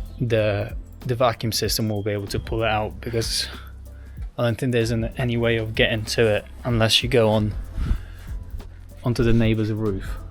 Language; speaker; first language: English; native; English